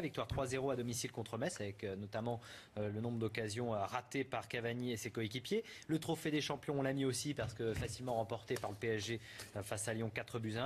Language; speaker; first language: French; native; French